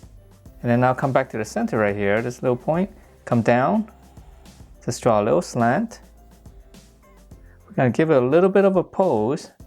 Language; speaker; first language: English; native; English